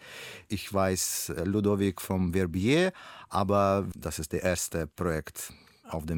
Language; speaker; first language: German; non-native, learner; Russian